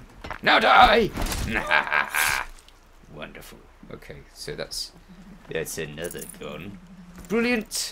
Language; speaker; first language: English; native; English